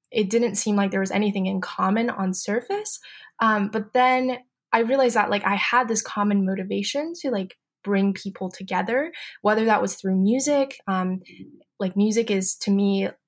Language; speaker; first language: English; non-native, fluent; Chinese